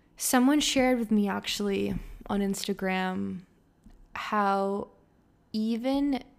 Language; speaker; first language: English; native; English